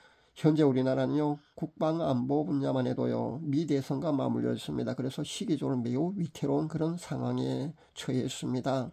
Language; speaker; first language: Korean; native; Korean